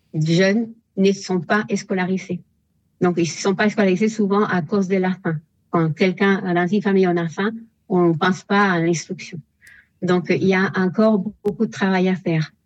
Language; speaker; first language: French; non-native, fluent; Spanish